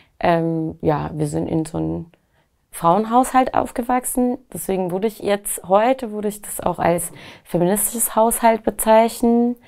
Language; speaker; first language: German; non-native, fluent; Persian